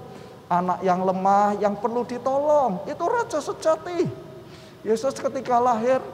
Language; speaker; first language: Indonesian; native; Indonesian